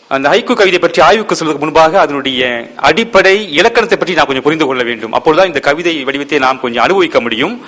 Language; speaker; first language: Tamil; early bilingual, heritage; Tamil